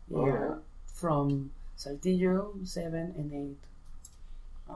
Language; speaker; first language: English; non-native, learner; Spanish